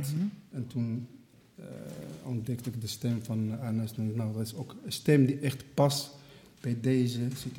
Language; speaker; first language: Dutch; non-native, fluent; Arabic